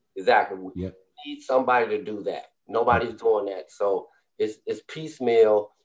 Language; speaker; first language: English; native; English